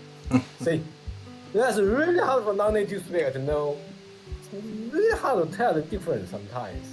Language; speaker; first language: English; non-native, learner; Vietnamese